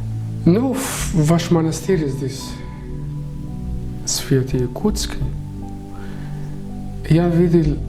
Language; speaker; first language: Russian; non-native, learner; Arabic